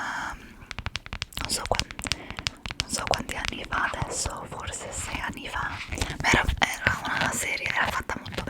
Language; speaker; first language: Italian; non-native, fluent; English